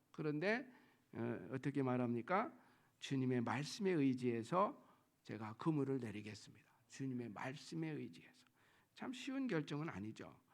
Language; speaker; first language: Korean; native; Korean